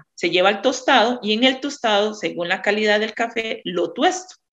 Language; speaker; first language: Spanish; native; Spanish